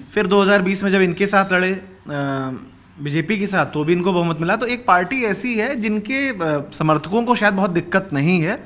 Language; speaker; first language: Hindi; native; Hindi